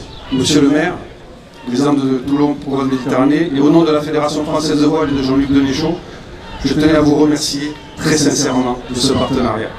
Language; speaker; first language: French; native; French